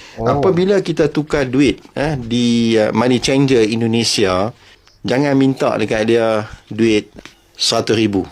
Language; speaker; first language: Malay; native; Malay